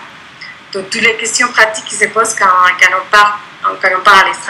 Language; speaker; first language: French; non-native, fluent; Spanish